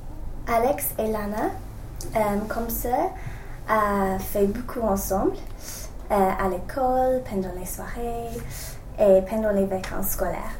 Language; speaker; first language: French; non-native, learner; English